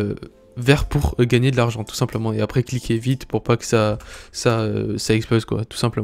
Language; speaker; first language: French; native; French